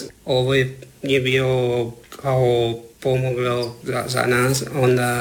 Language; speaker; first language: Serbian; non-native, learner; Spanish